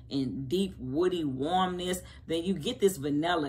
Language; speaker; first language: English; native; English